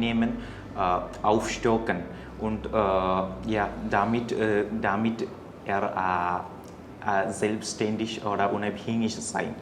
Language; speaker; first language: German; non-native, learner; Malayalam